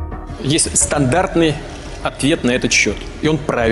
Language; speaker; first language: Russian; native; Russian